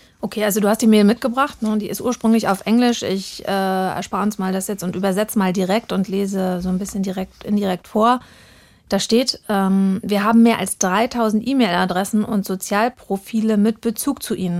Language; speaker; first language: German; native; German